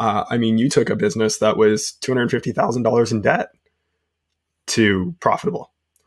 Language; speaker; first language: English; native; English